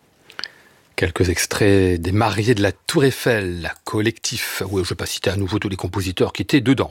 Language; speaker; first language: French; native; French